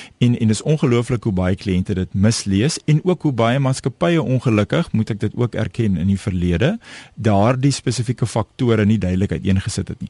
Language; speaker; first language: Afrikaans; native; Afrikaans